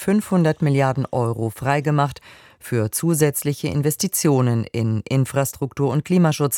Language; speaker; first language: German; native; German